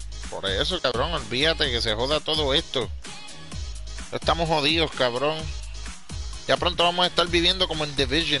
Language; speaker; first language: Spanish; early bilingual, heritage; Spanish